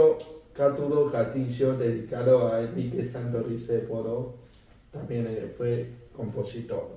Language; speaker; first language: Spanish; non-native, fluent; Chinese